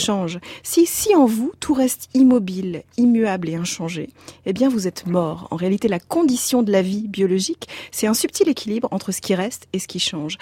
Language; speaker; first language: French; native; French